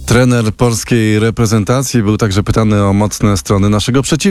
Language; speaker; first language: Polish; native; Polish